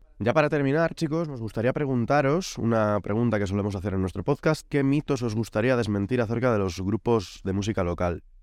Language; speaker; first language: Spanish; native; Spanish